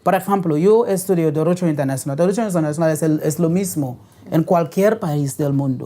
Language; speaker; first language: Spanish; non-native, local second language; English